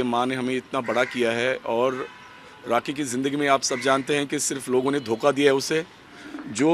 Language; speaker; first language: Hindi; native; Hindi